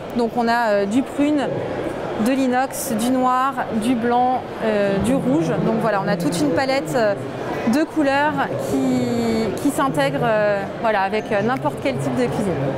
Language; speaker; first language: French; native; French